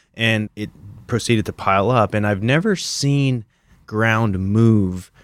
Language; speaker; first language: English; native; English